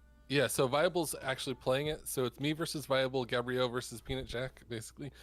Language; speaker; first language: English; native; English